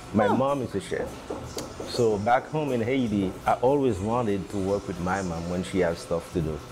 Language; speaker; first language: English; non-native, fluent; Haitian Creole